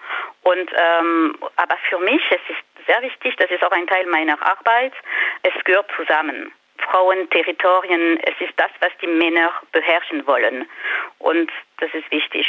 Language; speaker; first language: German; non-native, fluent; French